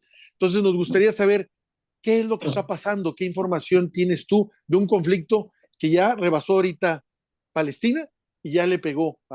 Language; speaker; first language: Spanish; native; Spanish